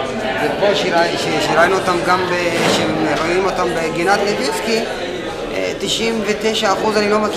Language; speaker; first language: Hebrew; non-native, fluent; Tigrinya